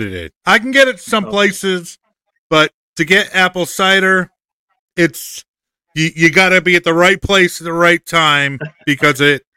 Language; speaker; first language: English; native; English